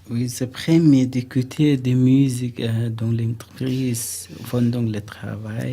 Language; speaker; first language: French; non-native, learner; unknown